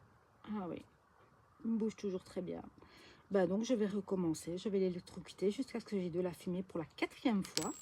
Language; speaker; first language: French; native; French